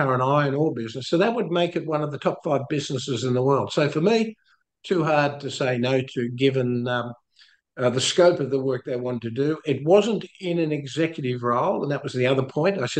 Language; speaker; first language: English; native; English